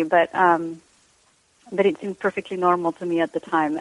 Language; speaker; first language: English; non-native, fluent; Arabic